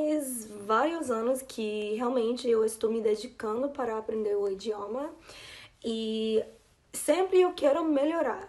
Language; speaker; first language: Portuguese; non-native, fluent; English